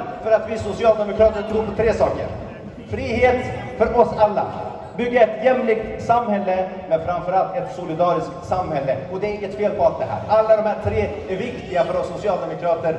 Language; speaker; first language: Swedish; early bilingual, other home language; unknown